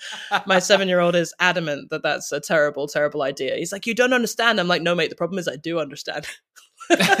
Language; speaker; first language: English; native; English